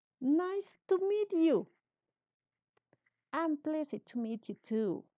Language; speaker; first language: English; non-native, learner; Spanish